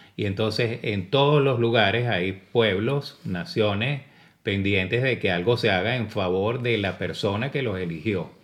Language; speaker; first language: Spanish; native; Spanish